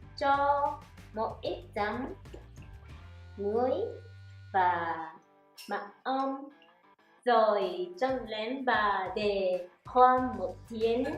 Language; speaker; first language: Vietnamese; non-native, learner; Japanese